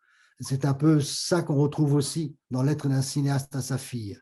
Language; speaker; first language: French; native; French